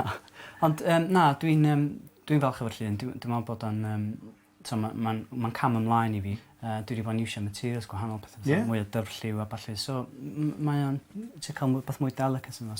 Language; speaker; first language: Welsh; native; Welsh